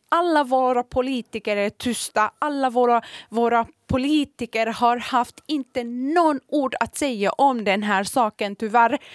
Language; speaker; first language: Swedish; early bilingual, other home language; Kurdish